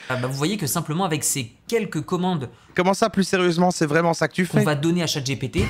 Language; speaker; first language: French; native; French